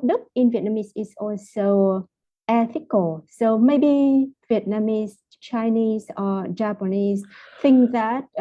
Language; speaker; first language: English; non-native, fluent; Vietnamese